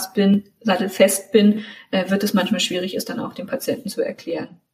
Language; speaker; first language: German; native; German